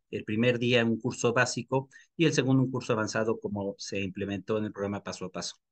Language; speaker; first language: Spanish; native; Spanish